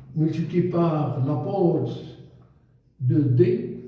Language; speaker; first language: French; non-native, local second language; Arabic